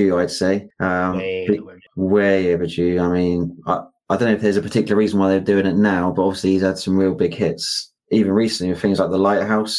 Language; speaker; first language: English; native; English